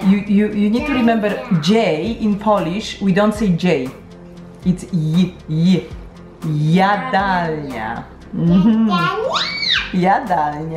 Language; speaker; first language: English; non-native, fluent; Polish